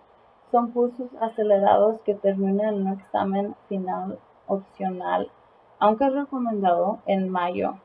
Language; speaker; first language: Spanish; early bilingual, heritage; Spanish